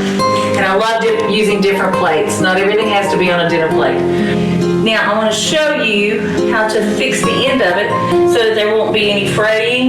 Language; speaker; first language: English; native; English